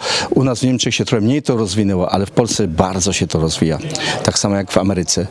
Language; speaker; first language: Polish; early bilingual, heritage; Polish